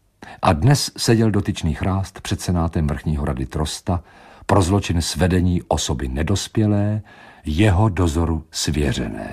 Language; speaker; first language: Czech; native; Czech